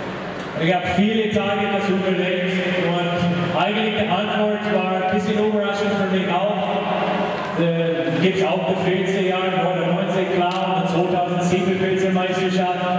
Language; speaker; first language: German; non-native, learner; English